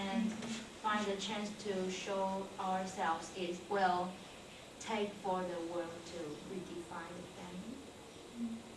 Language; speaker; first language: English; non-native, learner; Chinese